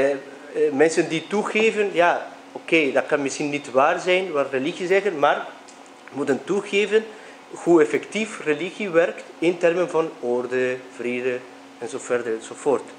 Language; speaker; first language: Dutch; non-native, fluent; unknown